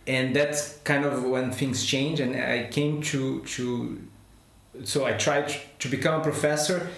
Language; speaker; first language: English; non-native, fluent; Portuguese